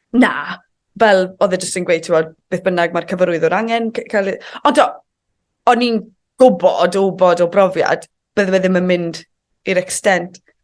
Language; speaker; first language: Welsh; native; Welsh